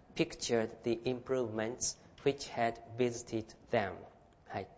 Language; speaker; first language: English; non-native, fluent; Japanese